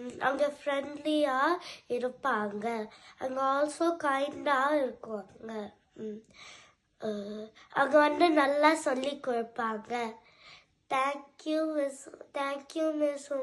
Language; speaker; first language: Tamil; early bilingual, heritage; Tamil